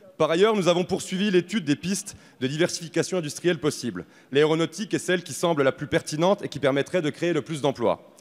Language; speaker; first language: French; native; French